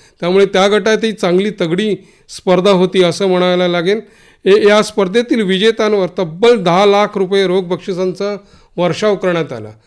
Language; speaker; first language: Marathi; native; Marathi